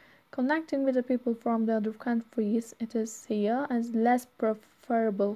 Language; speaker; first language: English; non-native, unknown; Turkish